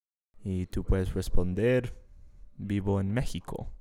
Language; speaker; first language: Spanish; non-native, fluent; English